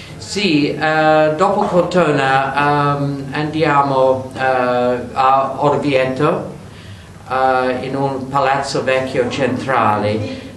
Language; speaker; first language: Italian; non-native, learner; English